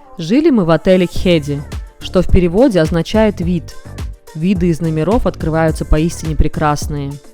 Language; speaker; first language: Russian; native; Russian